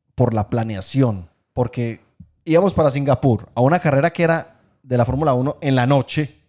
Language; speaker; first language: Spanish; native; Spanish